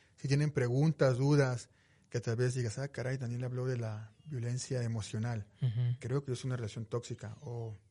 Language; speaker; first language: Spanish; native; Spanish